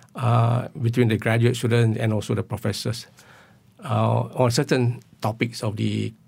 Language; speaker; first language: English; non-native, local second language; Malay